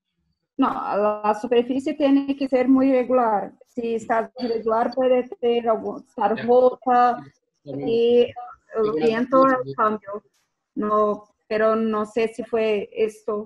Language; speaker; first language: Spanish; non-native, fluent; Portuguese